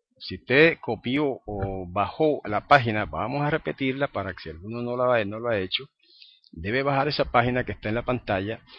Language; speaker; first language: Spanish; native; Spanish